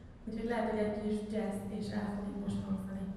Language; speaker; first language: Hungarian; native; Hungarian